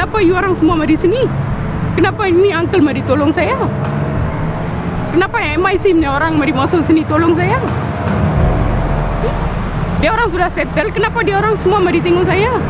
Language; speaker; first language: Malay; non-native, local second language; Tamil